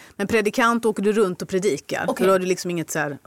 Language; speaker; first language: Swedish; native; Swedish